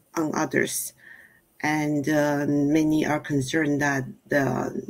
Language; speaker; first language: English; non-native, fluent; Chinese